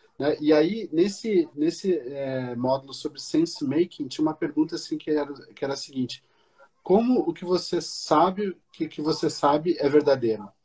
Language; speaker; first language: Portuguese; native; Portuguese